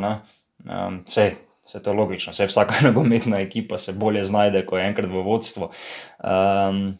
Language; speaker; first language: Slovenian; native; Slovenian